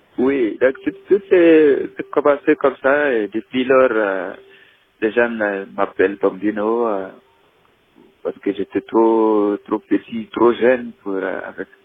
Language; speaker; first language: French; non-native, local second language; Tamasheq